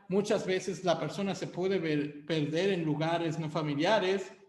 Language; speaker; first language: Spanish; native; Spanish